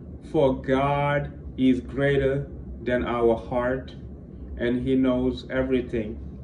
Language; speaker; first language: English; non-native, fluent; Wolof